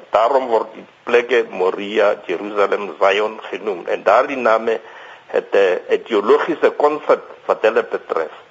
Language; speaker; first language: Afrikaans; non-native, local second language; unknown